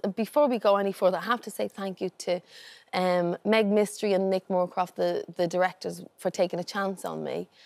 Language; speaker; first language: English; native; English